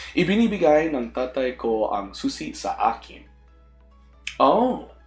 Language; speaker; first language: Filipino; non-native, learner; English